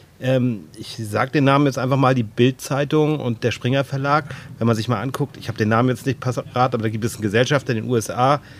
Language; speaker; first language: German; native; German